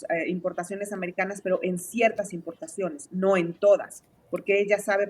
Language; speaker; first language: Spanish; native; Spanish